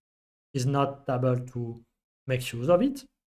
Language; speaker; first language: English; non-native, fluent; French